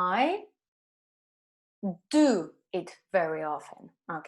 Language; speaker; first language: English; non-native, fluent; Spanish